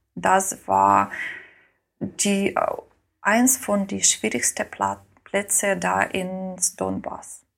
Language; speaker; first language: German; non-native, learner; Ukrainian